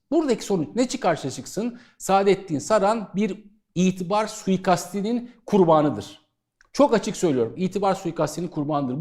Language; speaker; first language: Turkish; native; Turkish